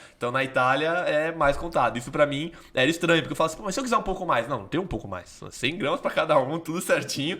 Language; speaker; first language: Portuguese; native; Portuguese